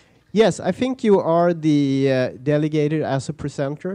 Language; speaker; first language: English; non-native, fluent; Swedish